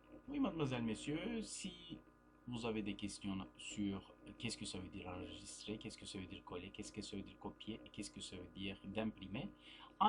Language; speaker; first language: French; non-native, fluent; Turkish